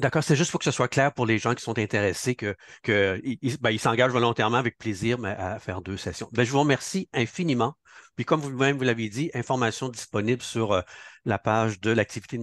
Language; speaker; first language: French; native; French